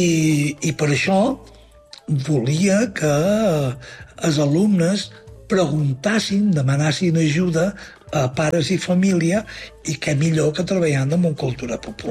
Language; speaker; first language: Catalan; native; Catalan